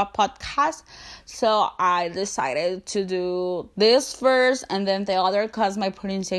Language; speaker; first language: English; non-native, learner; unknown